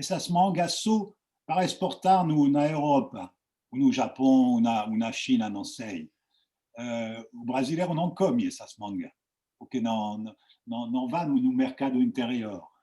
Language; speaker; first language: Portuguese; non-native, fluent; French